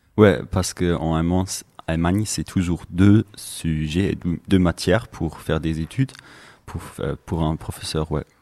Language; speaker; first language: French; non-native, learner; German